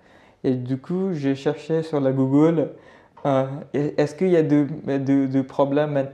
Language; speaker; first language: French; non-native, learner; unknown